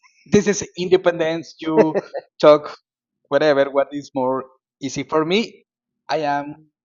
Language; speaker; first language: English; non-native, learner; Spanish